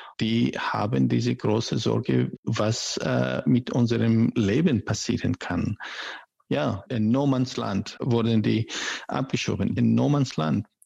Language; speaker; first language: German; non-native, learner; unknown